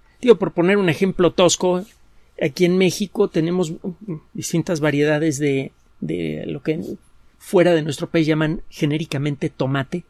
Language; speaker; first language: Spanish; native; Spanish